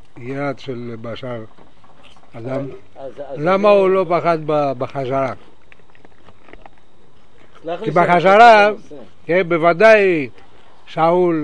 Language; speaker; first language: Hebrew; non-native, fluent; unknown